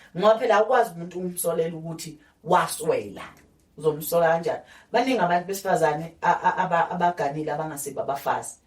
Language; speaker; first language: Zulu; native; Zulu